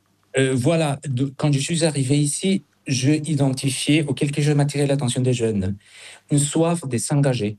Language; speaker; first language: French; non-native, fluent; Spanish